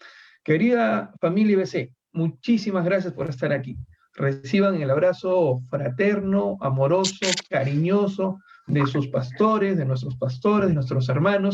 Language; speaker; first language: Spanish; native; Spanish